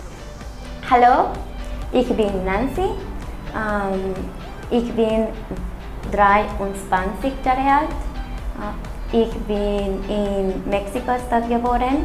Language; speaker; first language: German; non-native, learner; Spanish